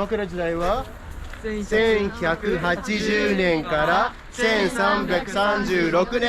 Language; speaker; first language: Japanese; early bilingual, other home language; English